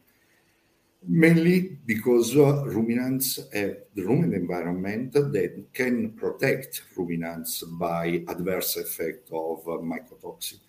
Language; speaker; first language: English; non-native, fluent; Italian